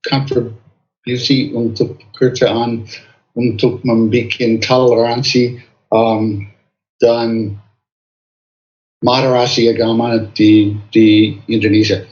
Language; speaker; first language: Indonesian; non-native, fluent; English